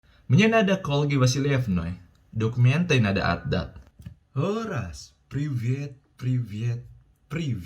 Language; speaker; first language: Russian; non-native, fluent; Indonesian